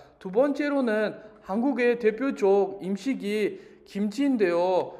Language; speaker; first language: Korean; non-native, fluent; Uzbek